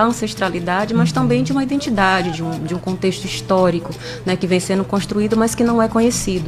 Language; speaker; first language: Portuguese; native; Portuguese